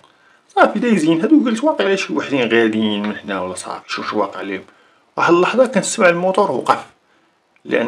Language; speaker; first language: Arabic; native; Arabic